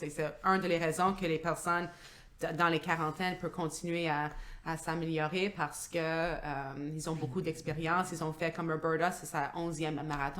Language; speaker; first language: French; non-native, local second language; English